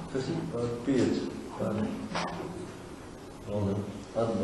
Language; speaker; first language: Latvian; native; Latvian